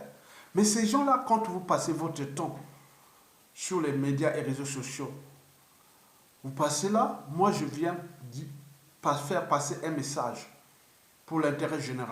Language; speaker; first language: French; non-native, local second language; Lingala